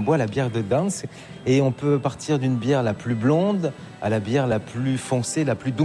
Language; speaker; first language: French; native; French